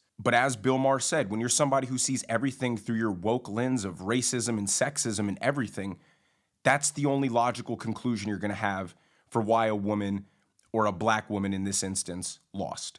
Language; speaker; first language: English; native; English